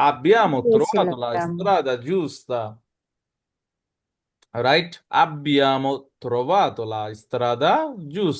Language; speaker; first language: Italian; non-native, learner; Bangla